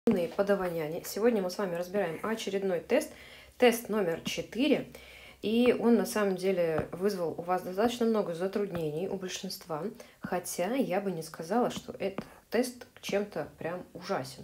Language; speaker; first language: Russian; native; Russian